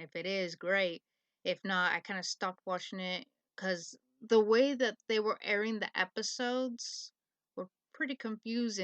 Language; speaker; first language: English; native; English